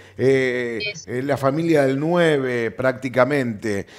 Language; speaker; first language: Spanish; native; Spanish